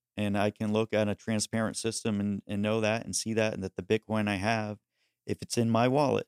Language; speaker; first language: English; early bilingual, other home language; Spanish